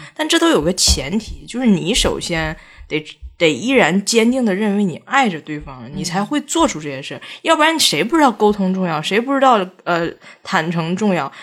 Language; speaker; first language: Chinese; native; Chinese